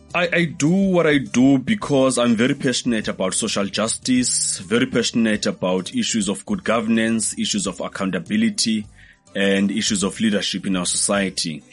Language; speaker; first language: English; non-native, local second language; Xhosa